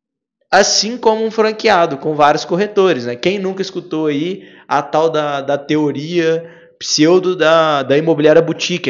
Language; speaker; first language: Portuguese; native; Portuguese